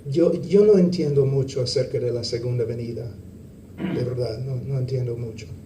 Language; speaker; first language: Spanish; non-native, fluent; English